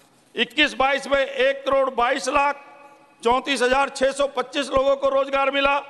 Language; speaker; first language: Hindi; native; Hindi